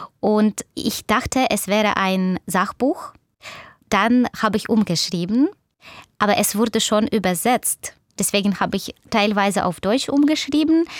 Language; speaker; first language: German; non-native, fluent; Russian